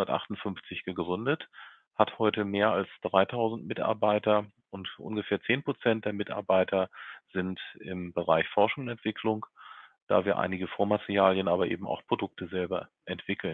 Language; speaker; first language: German; native; German